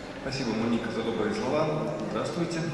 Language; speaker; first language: Russian; native; Russian